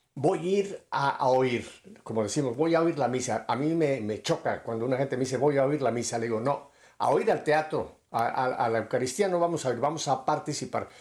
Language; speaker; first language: Spanish; native; Spanish